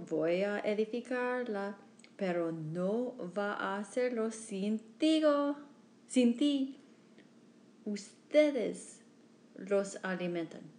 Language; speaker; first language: Spanish; non-native, learner; English